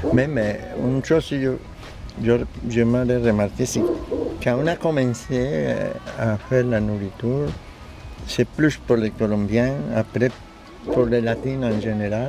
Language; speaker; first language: French; non-native, learner; Spanish